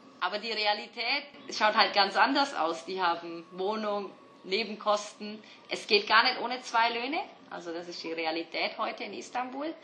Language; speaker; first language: German; early bilingual, other home language; Turkish